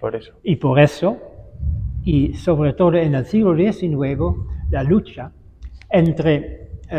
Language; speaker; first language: Spanish; non-native, fluent; Dutch